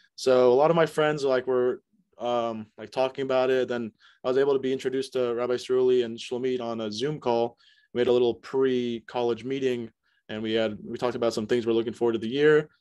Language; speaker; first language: English; native; English